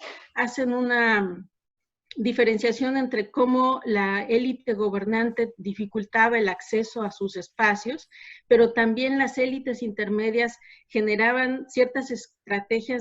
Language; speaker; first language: Spanish; native; Spanish